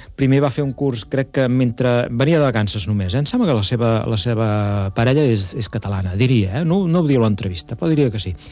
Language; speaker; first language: Catalan; native; Catalan